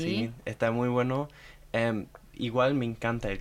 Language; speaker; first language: Spanish; non-native, learner; German